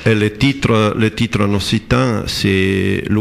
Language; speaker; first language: French; non-native, fluent; Italian